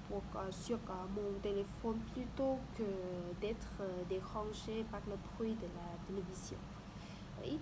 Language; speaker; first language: French; non-native, learner; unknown